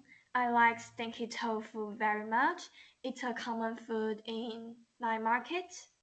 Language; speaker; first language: English; non-native, learner; Chinese